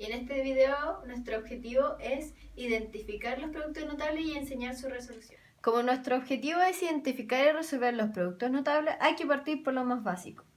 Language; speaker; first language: Spanish; native; Spanish